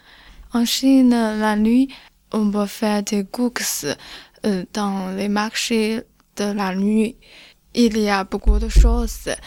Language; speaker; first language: French; non-native, learner; Chinese